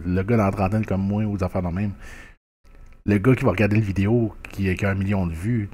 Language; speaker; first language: French; native; French